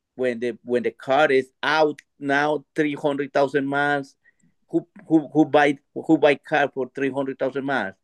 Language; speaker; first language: English; non-native, learner; Spanish